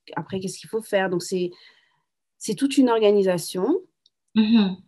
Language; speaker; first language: French; native; French